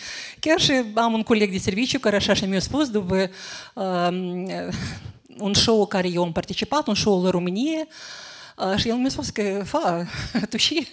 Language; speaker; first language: Romanian; native; Romanian